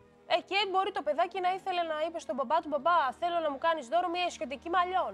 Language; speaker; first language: Greek; native; Greek